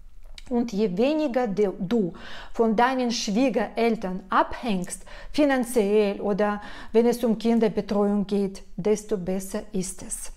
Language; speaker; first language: German; non-native, fluent; Russian